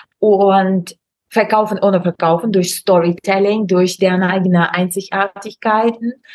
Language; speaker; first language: German; non-native, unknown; Russian